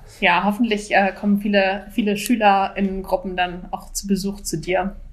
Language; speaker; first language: German; native; German